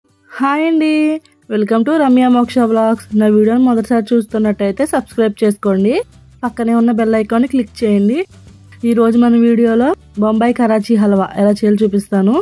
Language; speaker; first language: Telugu; native; Telugu